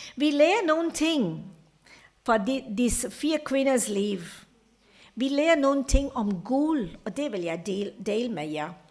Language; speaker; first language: Danish; non-native, fluent; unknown